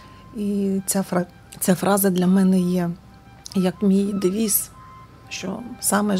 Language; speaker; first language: Ukrainian; non-native, local second language; Russian